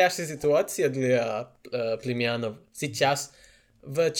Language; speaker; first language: Russian; non-native, learner; Malayalam